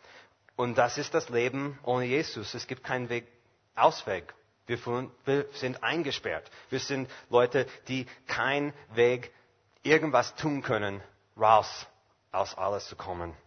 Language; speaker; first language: German; non-native, fluent; English